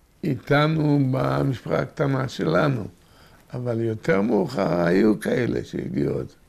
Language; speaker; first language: Hebrew; early bilingual, other home language; Yiddish